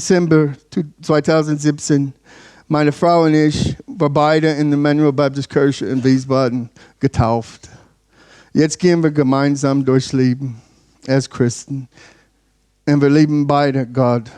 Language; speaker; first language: German; non-native, learner; English